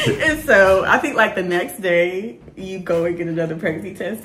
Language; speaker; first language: English; native; English